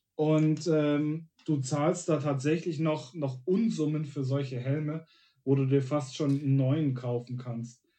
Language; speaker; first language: German; native; German